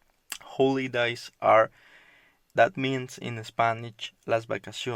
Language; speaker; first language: English; non-native, learner; Spanish